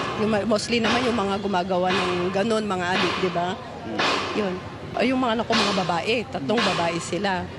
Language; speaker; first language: Filipino; non-native, local second language; Iloko